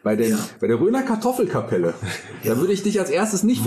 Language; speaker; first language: German; native; German